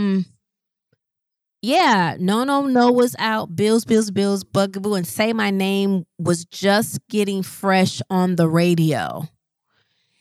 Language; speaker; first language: English; native; English